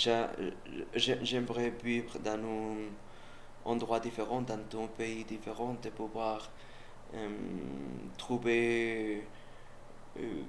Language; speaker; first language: French; non-native, learner; Spanish